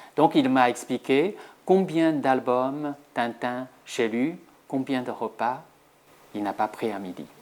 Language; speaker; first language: French; non-native, fluent; Chinese